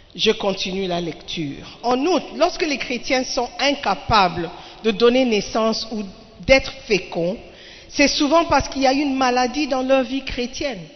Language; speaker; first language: French; non-native, fluent; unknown